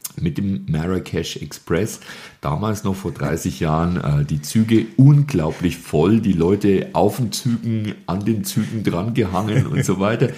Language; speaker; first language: German; native; German